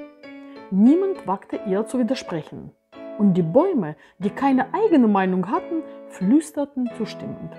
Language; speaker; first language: German; native; German